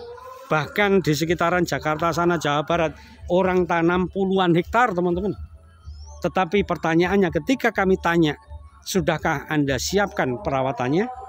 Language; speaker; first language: Indonesian; native; Indonesian